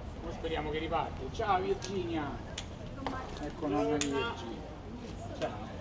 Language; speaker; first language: Italian; native; Italian